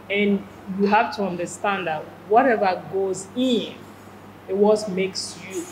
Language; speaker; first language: English; non-native, fluent; French